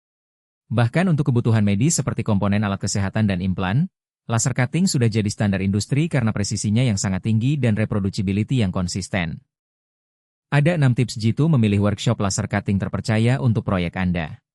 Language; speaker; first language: Indonesian; native; Indonesian